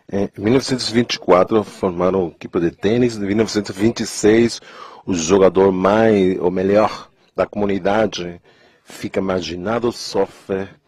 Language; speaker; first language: Portuguese; non-native, fluent; Spanish